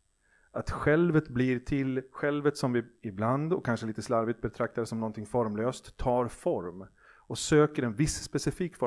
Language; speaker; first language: Swedish; native; Swedish